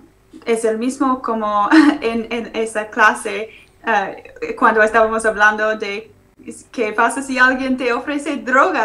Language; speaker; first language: Spanish; non-native, learner; English